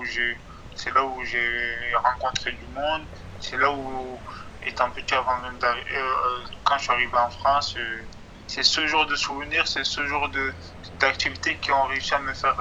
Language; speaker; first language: French; native; French